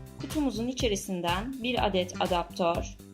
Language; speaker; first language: Turkish; native; Turkish